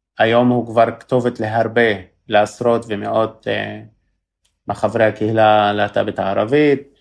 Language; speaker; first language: Hebrew; non-native, local second language; Arabic